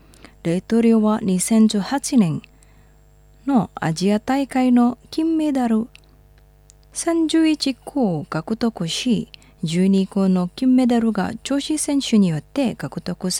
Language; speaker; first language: Japanese; non-native, fluent; Indonesian